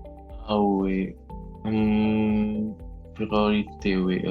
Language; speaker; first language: French; non-native, learner; Indonesian